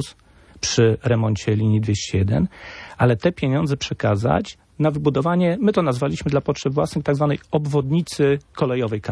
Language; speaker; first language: Polish; native; Polish